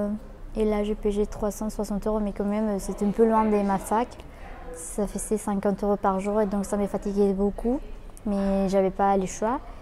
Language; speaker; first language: French; non-native, fluent; Spanish